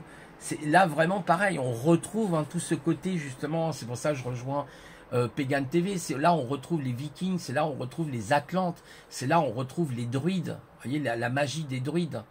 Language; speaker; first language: French; native; French